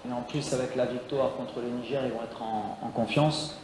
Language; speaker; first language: French; non-native, local second language; Arabic